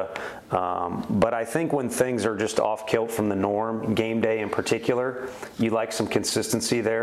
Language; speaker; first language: English; native; English